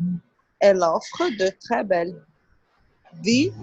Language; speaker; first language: French; non-native, learner; Portuguese